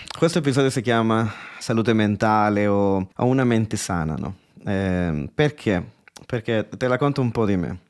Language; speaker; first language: Italian; non-native, fluent; Spanish